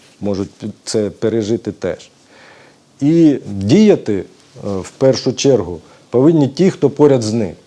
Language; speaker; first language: Ukrainian; native; Ukrainian